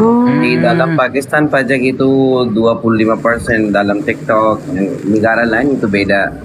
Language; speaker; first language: Indonesian; non-native, learner; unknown